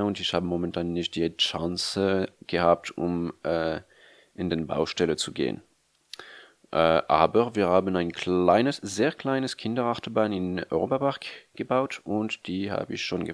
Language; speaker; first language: German; non-native, fluent; French